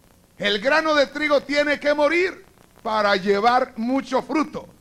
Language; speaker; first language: Spanish; native; Spanish